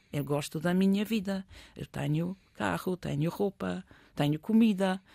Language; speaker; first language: Portuguese; non-native, fluent; English